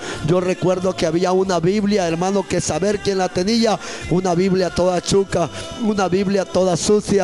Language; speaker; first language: Spanish; native; Spanish